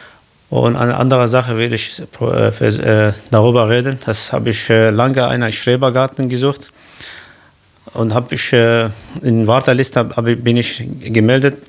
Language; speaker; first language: German; non-native, learner; Arabic